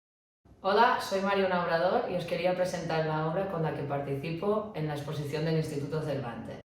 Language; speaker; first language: Spanish; native; Spanish